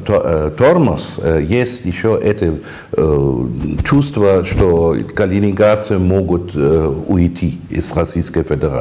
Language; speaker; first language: Russian; non-native, fluent; German